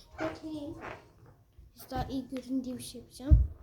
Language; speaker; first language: Turkish; early bilingual, heritage; Turkish